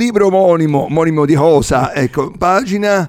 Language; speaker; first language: Italian; native; Italian